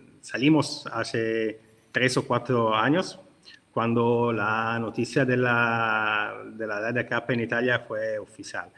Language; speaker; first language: Spanish; non-native, learner; Italian